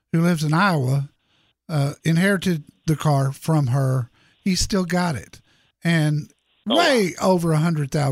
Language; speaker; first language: English; native; English